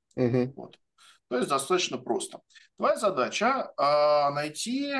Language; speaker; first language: Russian; native; Russian